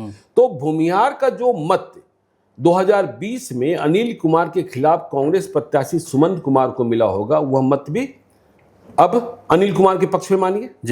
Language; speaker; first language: Hindi; native; Hindi